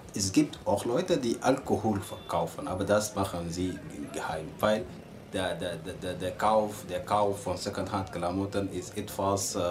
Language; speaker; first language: German; non-native, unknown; Arabic